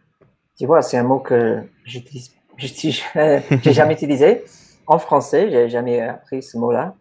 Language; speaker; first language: French; non-native, fluent; English